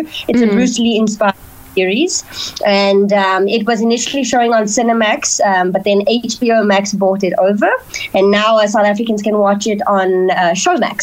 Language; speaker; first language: English; native; English